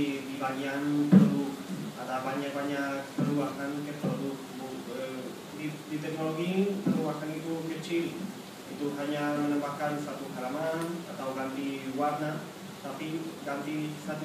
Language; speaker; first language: Indonesian; non-native, fluent; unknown